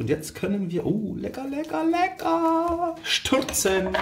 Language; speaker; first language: German; native; German